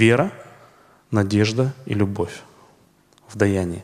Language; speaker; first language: Russian; native; Russian